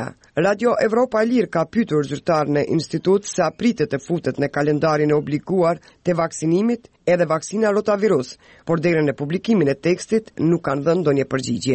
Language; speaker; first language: Albanian; native; Albanian